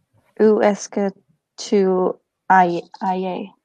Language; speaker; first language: French; non-native, learner; English